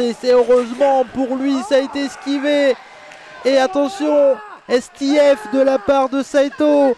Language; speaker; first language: French; native; French